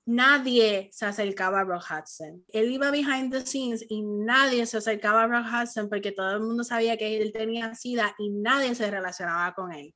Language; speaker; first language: Spanish; early bilingual, heritage; Spanish